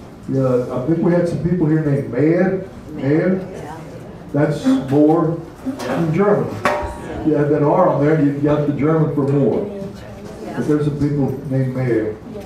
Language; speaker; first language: English; native; English